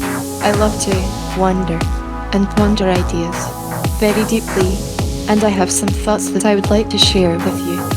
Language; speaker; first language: English; native; English